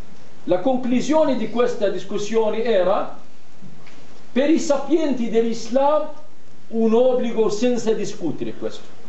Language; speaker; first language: Italian; non-native, fluent; Arabic